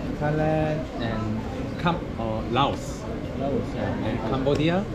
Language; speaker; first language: English; non-native, learner; Korean